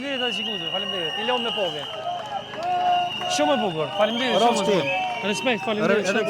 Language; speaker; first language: Albanian; native; Albanian